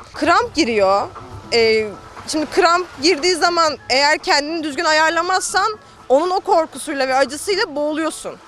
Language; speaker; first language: Turkish; native; Turkish